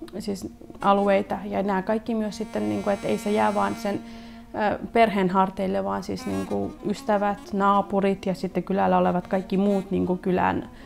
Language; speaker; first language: Finnish; early bilingual, other home language; Kurdish